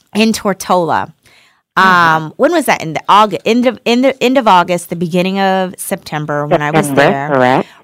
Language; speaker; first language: English; native; English